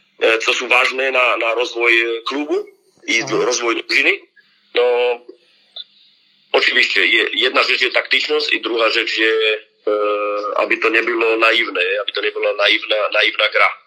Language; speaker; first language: Polish; non-native, learner; Slovak